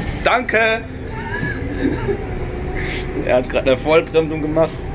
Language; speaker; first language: German; native; German